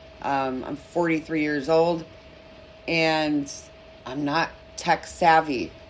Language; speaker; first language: English; native; English